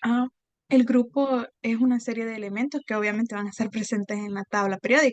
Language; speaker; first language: Spanish; native; Spanish